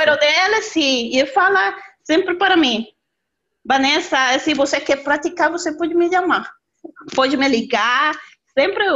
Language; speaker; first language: Portuguese; non-native, learner; Spanish